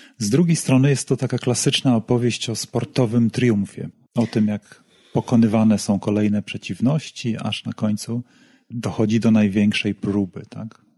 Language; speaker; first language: Polish; native; Polish